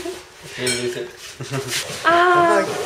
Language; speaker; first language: Russian; non-native, learner; Spanish